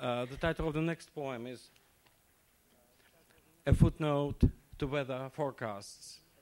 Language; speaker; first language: English; non-native, fluent; Russian